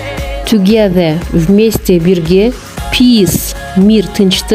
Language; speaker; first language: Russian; non-native, local second language; Kyrgyz